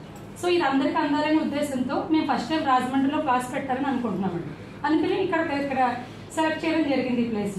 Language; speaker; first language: Telugu; native; Telugu